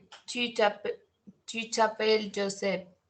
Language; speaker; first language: French; non-native, learner; Spanish